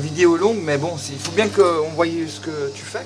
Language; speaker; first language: French; native; French